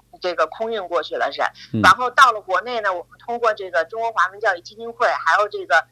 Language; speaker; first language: Chinese; native; Chinese